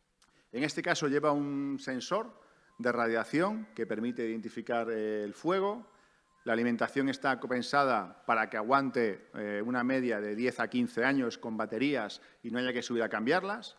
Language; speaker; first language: Spanish; native; Spanish